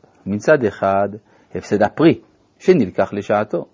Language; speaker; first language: Hebrew; native; Hebrew